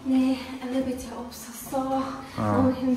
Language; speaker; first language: Korean; non-native, learner; English